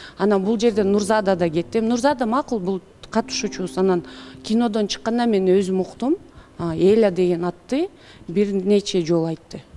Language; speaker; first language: Kyrgyz; native; Kyrgyz